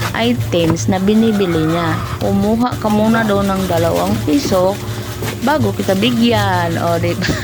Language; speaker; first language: Filipino; non-native, local second language; Cebuano